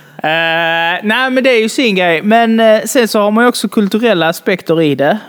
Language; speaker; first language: Swedish; early bilingual, other home language; Bangla